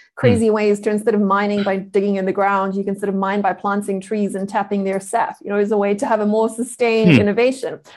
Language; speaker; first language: English; native; English